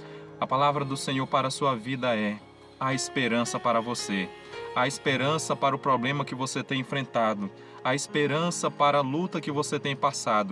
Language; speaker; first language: Portuguese; native; Portuguese